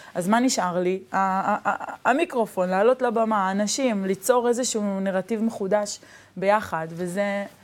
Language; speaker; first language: Hebrew; native; Hebrew